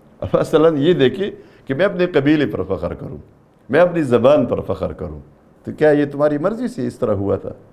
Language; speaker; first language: Urdu; non-native, local second language; Pashto